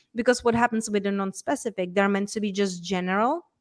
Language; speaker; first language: English; non-native, fluent; Czech